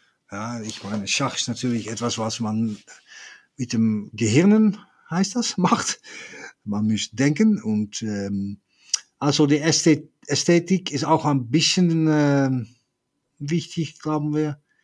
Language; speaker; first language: German; non-native, fluent; Dutch